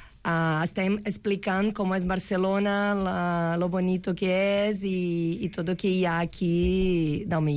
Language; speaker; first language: Catalan; non-native, local second language; Spanish